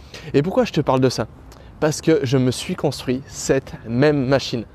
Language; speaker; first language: French; native; French